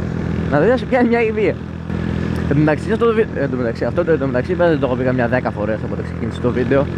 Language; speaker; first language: Greek; native; Greek